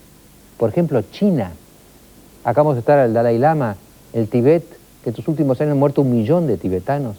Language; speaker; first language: Spanish; native; Spanish